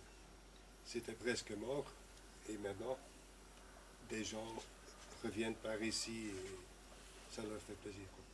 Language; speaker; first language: French; non-native, local second language; Dutch